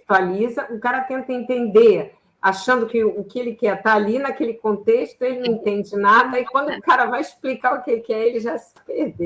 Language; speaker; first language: Portuguese; native; Portuguese